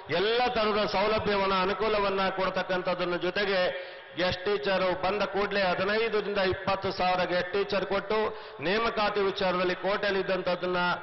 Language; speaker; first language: Kannada; native; Kannada